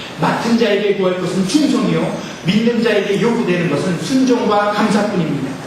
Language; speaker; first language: Korean; native; Korean